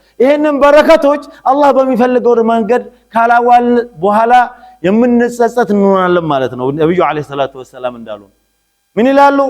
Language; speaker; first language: Amharic; non-native, local second language; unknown